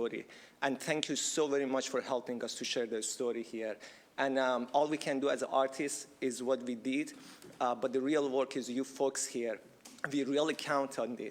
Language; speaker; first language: English; non-native, fluent; Persian